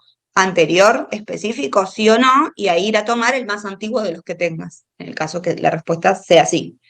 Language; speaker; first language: Spanish; native; Spanish